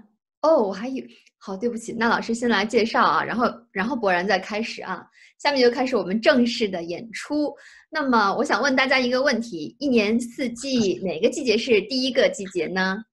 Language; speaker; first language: Chinese; native; Chinese